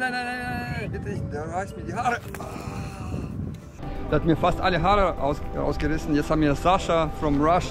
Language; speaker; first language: German; non-native, fluent; Russian